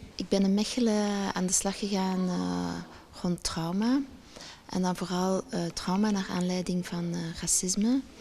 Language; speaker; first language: Dutch; native; Dutch